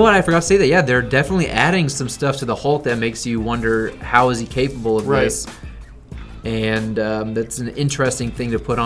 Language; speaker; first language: English; native; English